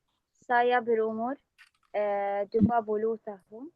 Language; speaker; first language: Indonesian; non-native, learner; Arabic